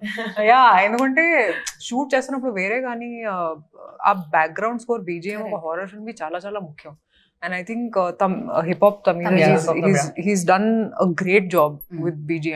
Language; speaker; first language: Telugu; non-native, fluent; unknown